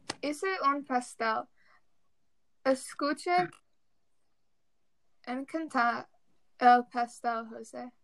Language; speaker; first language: Spanish; non-native, learner; English